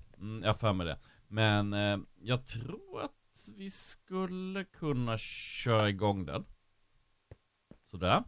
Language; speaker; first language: Swedish; native; Swedish